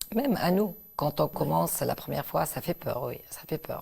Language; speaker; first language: French; non-native, local second language; Arabic